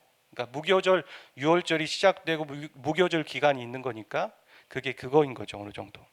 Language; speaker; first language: Korean; native; Korean